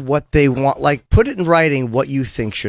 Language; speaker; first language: English; native; English